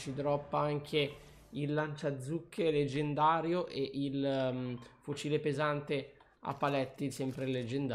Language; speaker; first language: Italian; native; Italian